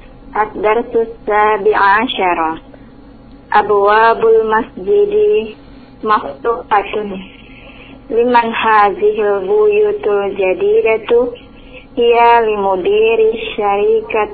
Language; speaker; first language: Arabic; non-native, learner; Indonesian